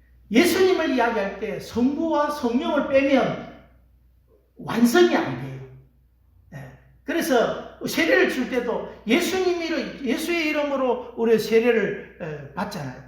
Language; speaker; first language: Korean; native; Korean